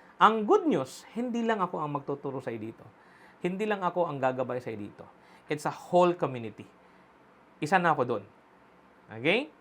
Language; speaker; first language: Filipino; non-native, local second language; Cebuano